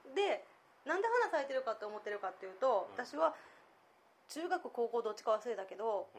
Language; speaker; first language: Japanese; native; Japanese